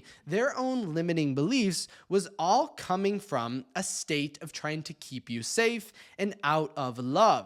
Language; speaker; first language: English; native; English